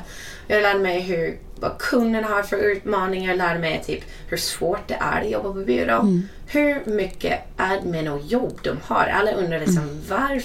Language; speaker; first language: Swedish; non-native, fluent; English